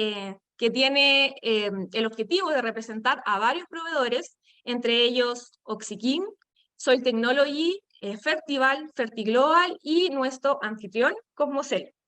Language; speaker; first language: Spanish; native; Spanish